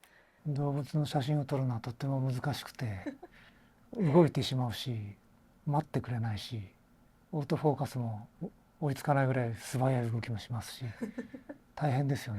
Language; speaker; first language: Japanese; native; Japanese